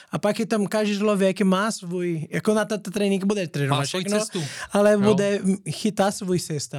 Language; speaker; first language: Czech; non-native, learner; Portuguese